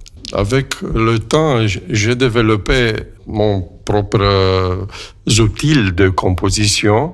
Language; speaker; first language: French; non-native, fluent; Romanian